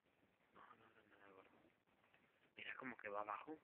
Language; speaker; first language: Spanish; native; Spanish